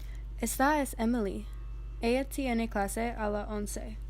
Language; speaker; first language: Spanish; non-native, learner; English